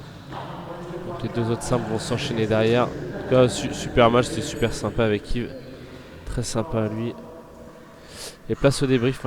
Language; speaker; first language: French; native; French